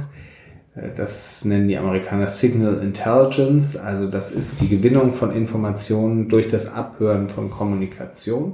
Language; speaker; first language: German; native; German